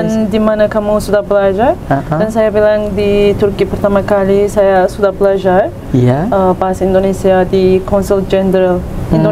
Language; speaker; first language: Indonesian; non-native, learner; Turkish